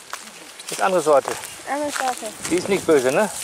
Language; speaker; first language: German; native; German